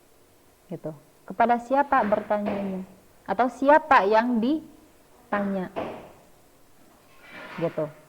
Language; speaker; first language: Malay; non-native, local second language; Sundanese